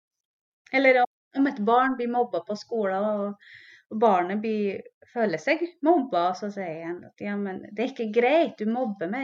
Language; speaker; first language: Norwegian; non-native, local second language; Northern Sami